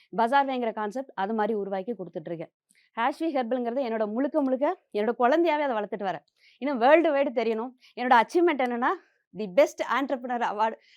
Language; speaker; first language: Tamil; native; Tamil